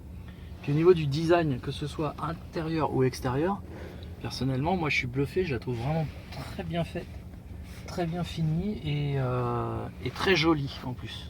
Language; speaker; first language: French; native; French